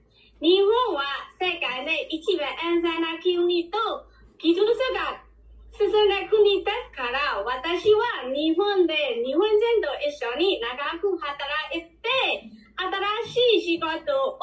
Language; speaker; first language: Japanese; non-native, learner; Burmese